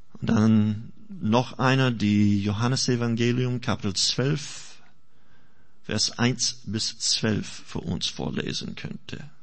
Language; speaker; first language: German; non-native, fluent; English